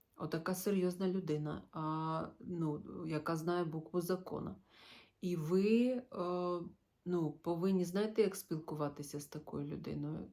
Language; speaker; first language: Ukrainian; non-native, local second language; Russian